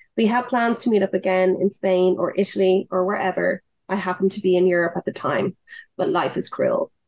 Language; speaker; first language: English; native; English